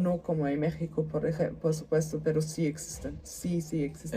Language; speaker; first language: Spanish; non-native, learner; German